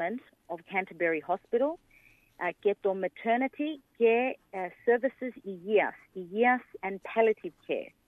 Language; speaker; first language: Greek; early bilingual, heritage; English